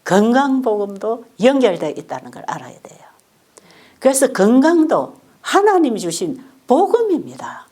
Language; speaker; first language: Korean; native; Korean